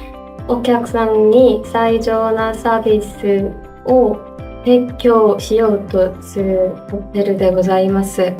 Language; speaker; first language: Japanese; non-native, fluent; Korean